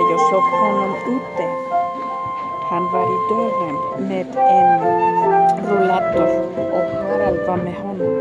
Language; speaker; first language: Swedish; non-native, fluent; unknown